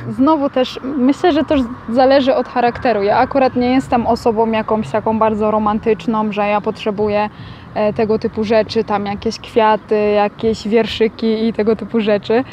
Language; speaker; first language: Polish; native; Polish